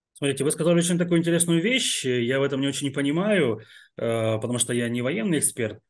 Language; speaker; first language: Russian; non-native, local second language; Ukrainian